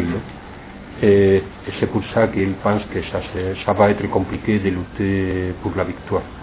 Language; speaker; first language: French; non-native, fluent; Spanish